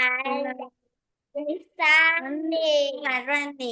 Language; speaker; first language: English; non-native, learner; Vietnamese